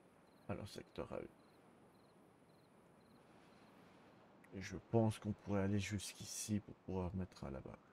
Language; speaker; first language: French; native; French